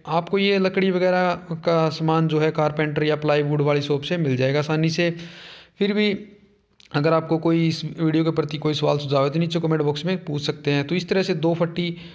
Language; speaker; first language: Hindi; native; Hindi